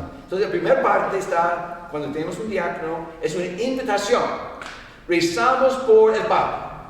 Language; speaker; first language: Spanish; non-native, fluent; English